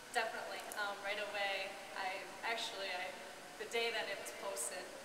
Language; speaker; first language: English; native; English